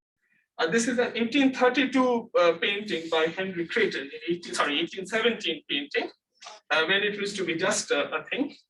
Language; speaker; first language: English; non-native, local second language; Bangla